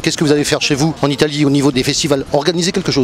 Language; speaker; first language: French; native; French